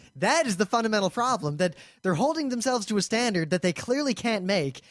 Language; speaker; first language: English; native; English